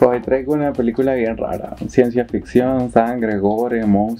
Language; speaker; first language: Spanish; native; Spanish